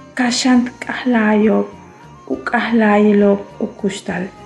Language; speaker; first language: Spanish; native; Spanish